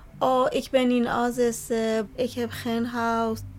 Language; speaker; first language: Dutch; non-native, learner; Persian